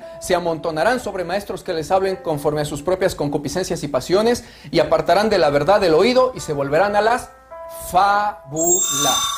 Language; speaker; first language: Spanish; native; Spanish